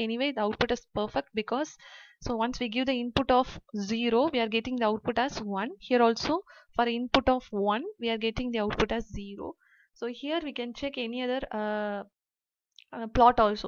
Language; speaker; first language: English; non-native, local second language; Tamil